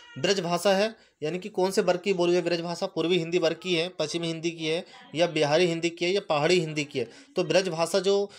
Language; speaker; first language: Hindi; native; Hindi